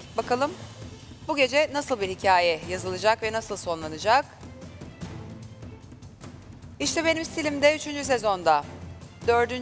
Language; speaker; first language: Turkish; native; Turkish